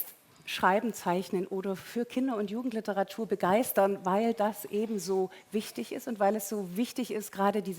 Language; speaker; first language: German; native; German